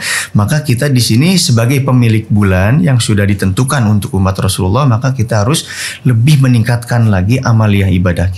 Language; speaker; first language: Indonesian; native; Indonesian